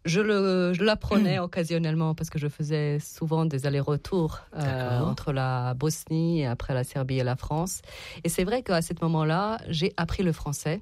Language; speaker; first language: French; non-native, fluent; Serbian